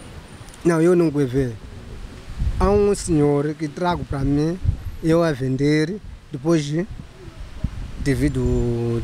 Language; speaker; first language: Portuguese; non-native, local second language; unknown